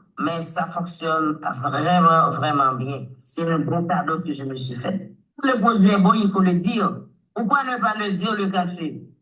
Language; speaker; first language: French; non-native, local second language; Haitian Creole